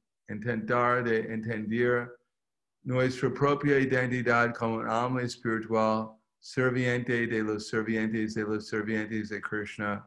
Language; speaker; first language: Spanish; non-native, fluent; English